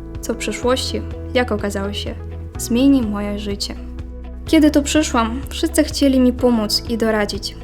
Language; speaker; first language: Polish; non-native, fluent; Ukrainian